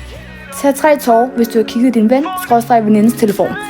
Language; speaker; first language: Danish; native; Danish